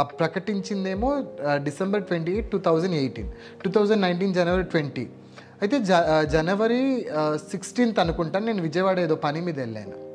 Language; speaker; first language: Telugu; non-native, local second language; Lambadi